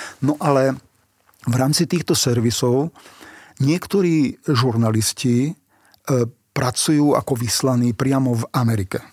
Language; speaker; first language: Slovak; non-native, local second language; Hungarian